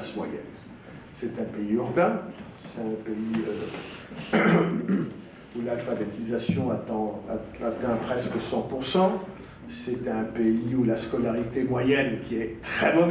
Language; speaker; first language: French; non-native, fluent; Spanish